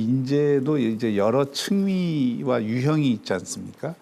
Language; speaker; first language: Korean; native; Korean